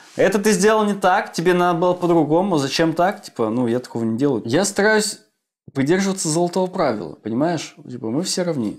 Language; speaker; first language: Russian; native; Russian